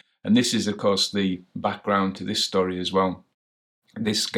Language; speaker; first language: English; native; English